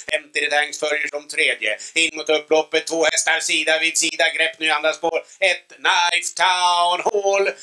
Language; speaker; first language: Swedish; native; Swedish